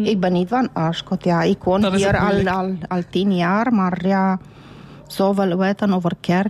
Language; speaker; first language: Dutch; non-native, learner; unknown